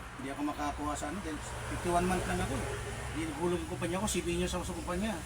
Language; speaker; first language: Filipino; native; Filipino